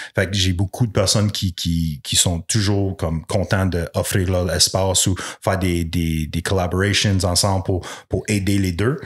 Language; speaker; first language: French; non-native, local second language; English